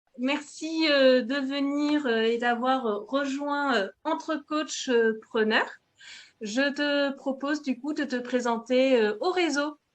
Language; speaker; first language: French; native; French